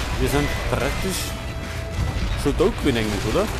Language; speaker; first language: German; native; German